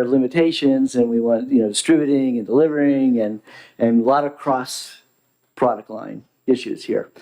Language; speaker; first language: English; native; English